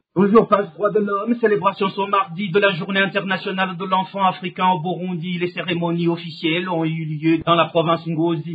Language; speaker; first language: French; non-native, local second language; Rundi